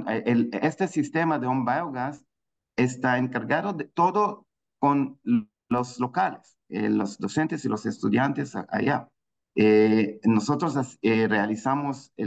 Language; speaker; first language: Spanish; non-native, fluent; Hebrew